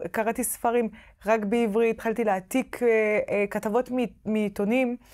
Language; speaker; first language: Hebrew; non-native, fluent; French